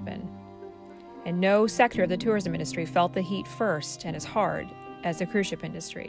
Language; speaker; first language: English; native; English